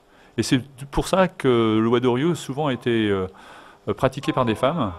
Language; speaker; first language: French; native; French